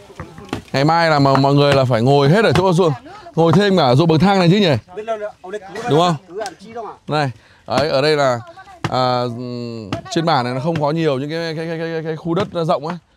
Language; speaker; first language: Vietnamese; native; Vietnamese